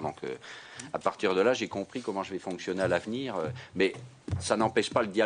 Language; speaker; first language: French; native; French